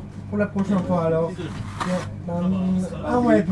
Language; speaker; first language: French; non-native, learner; Turkish